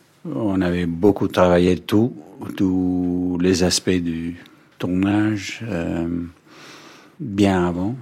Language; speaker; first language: French; non-native, fluent; Danish